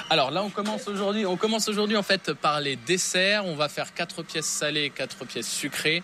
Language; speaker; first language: French; native; French